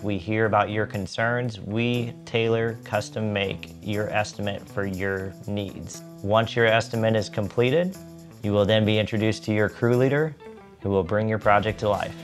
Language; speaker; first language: English; native; English